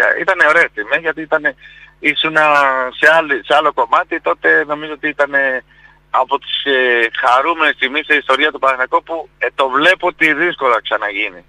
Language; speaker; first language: Greek; non-native, fluent; Spanish